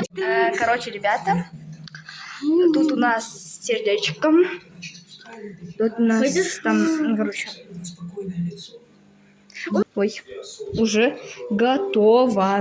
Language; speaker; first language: Russian; non-native, local second language; Kazakh